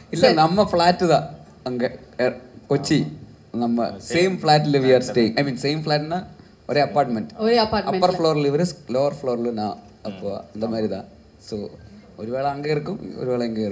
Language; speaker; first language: Tamil; non-native, learner; Malayalam